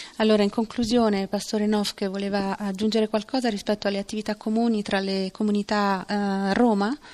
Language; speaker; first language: Italian; native; Italian